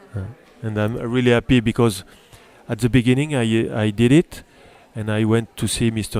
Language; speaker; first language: English; non-native, learner; French